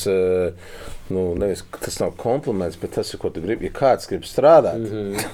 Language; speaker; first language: Latvian; early bilingual, heritage; Latvian